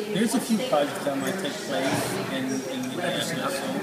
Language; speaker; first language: English; early bilingual, other home language; Somali